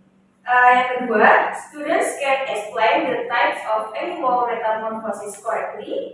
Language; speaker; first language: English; non-native, learner; Indonesian